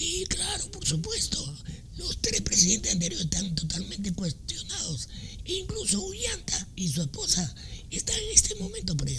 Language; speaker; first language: Spanish; native; Spanish